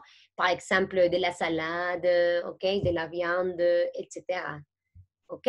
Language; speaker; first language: French; non-native, fluent; Spanish